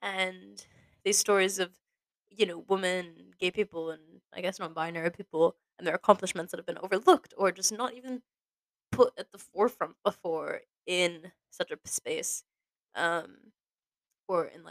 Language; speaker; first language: English; native; English